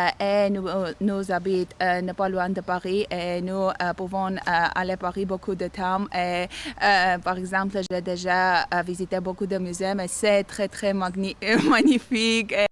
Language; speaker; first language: French; non-native, learner; Armenian